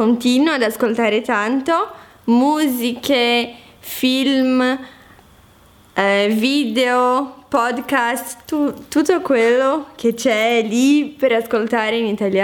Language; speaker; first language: Italian; non-native, fluent; Portuguese